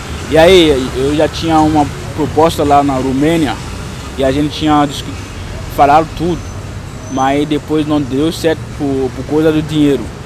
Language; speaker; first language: Portuguese; non-native, fluent; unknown